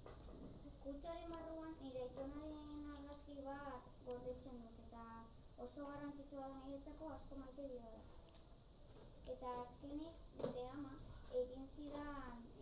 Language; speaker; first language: Basque; non-native, local second language; Spanish